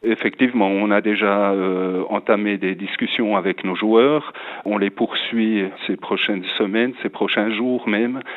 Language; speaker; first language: French; native; French